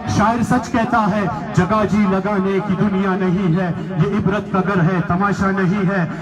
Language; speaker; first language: Urdu; non-native, local second language; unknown